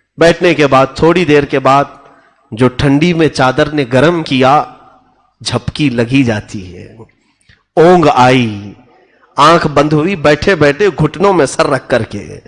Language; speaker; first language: Urdu; native; Urdu